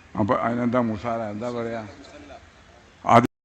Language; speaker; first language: Malayalam; native; Malayalam